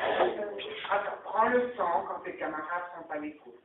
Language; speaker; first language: French; native; French